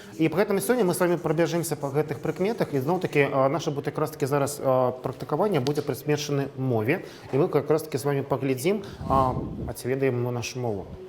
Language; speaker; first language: Belarusian; non-native, local second language; Russian